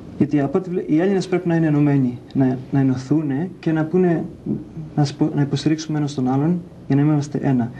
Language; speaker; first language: Greek; early bilingual, heritage; Greek